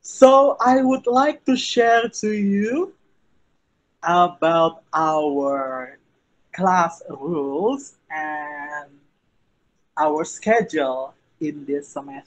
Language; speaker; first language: English; non-native, fluent; Indonesian